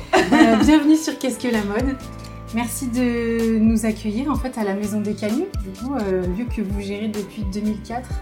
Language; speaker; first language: French; native; French